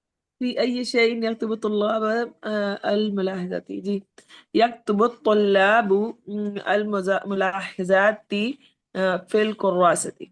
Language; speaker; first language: Arabic; non-native, learner; Urdu